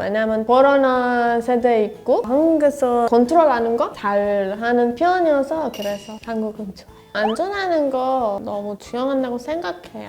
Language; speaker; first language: Korean; non-native, learner; Persian